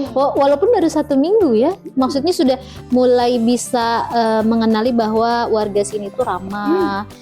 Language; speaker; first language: Indonesian; native; Indonesian